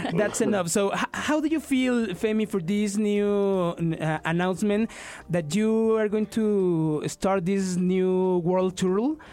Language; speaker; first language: English; non-native, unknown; Spanish